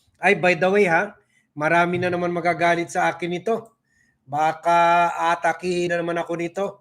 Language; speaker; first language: Filipino; non-native, local second language; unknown